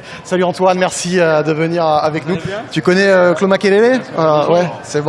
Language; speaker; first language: French; native; French